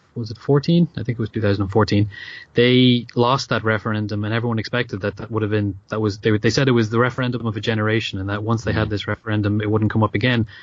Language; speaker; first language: English; native; English